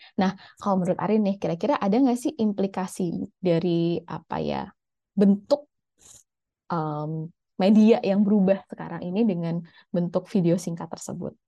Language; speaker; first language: Indonesian; native; Indonesian